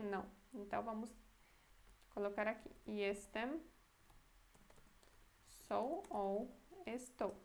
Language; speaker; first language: Portuguese; non-native, fluent; Polish